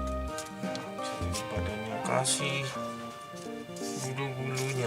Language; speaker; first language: Indonesian; native; Indonesian